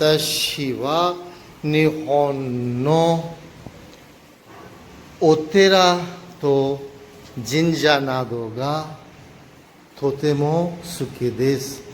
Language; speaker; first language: Japanese; non-native, fluent; Urdu